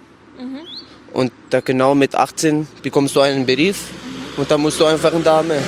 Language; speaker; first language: German; non-native, learner; Arabic